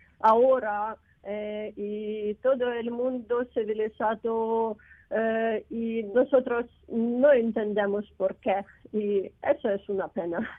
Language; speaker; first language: Spanish; non-native, learner; Ukrainian